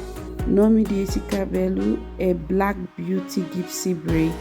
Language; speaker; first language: Portuguese; non-native, learner; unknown